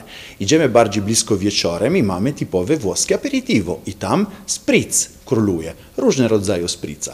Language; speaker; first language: Polish; non-native, fluent; Italian